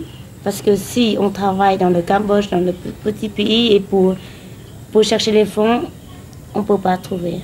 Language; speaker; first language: French; non-native, learner; Khmer